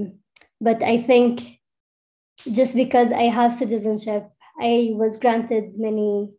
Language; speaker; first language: English; non-native, fluent; Arabic